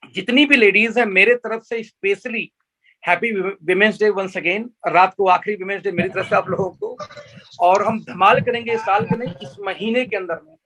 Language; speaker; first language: Hindi; native; Hindi